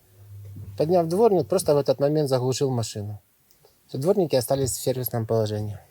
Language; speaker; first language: Russian; native; Russian